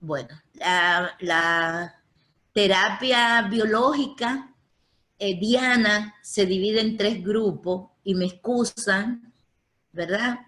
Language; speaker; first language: Spanish; native; Spanish